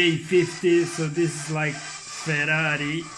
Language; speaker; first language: English; non-native, fluent; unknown